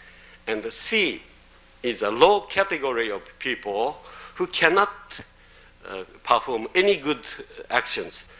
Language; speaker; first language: English; non-native, fluent; Japanese